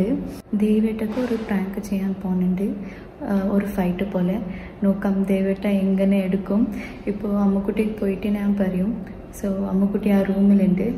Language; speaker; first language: Malayalam; non-native, learner; Tamil